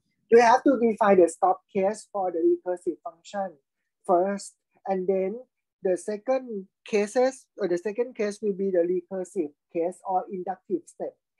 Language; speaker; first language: English; non-native, fluent; Thai